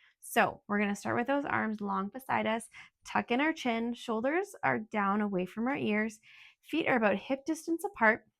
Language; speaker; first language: English; native; English